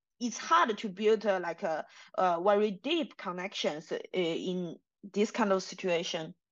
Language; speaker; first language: English; non-native, fluent; Chinese